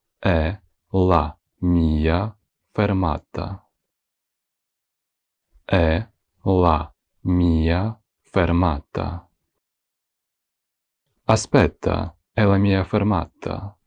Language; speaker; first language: Italian; non-native, fluent; Ukrainian